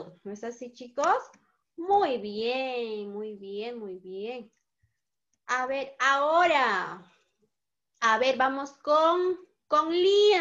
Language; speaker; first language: Spanish; native; Spanish